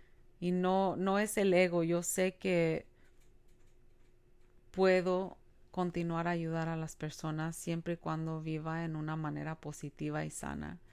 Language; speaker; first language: Spanish; early bilingual, other home language; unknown